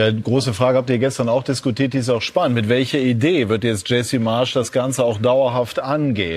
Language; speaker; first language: German; native; German